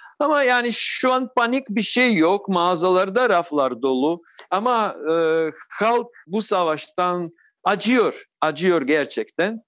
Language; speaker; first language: Turkish; non-native, fluent; Russian